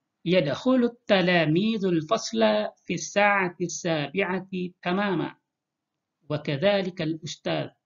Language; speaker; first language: Arabic; non-native, fluent; Indonesian